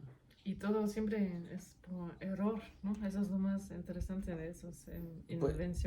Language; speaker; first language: Spanish; non-native, fluent; German